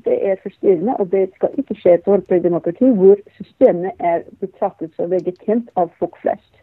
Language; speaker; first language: Norwegian; non-native, fluent; English